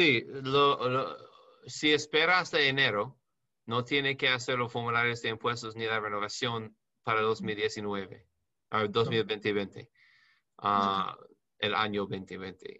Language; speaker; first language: Spanish; non-native, learner; English